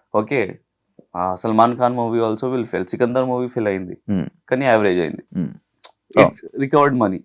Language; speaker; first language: Telugu; non-native, learner; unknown